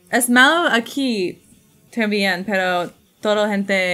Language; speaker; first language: Spanish; non-native, learner; English